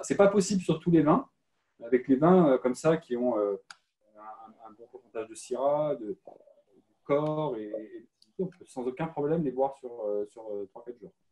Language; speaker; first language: French; native; French